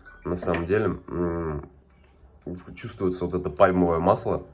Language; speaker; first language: Russian; native; Russian